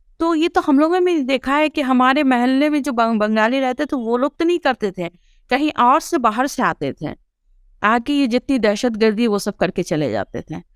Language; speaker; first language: Urdu; early bilingual, heritage; Urdu